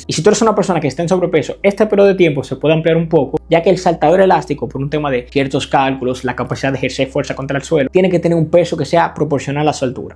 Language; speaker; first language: Spanish; native; Spanish